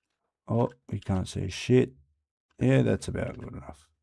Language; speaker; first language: English; native; English